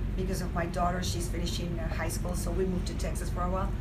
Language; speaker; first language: English; non-native, fluent; Spanish